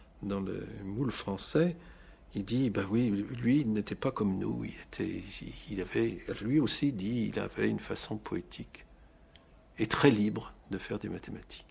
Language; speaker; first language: French; native; French